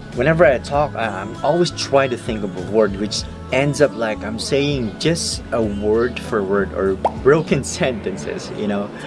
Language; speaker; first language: English; non-native, local second language; Filipino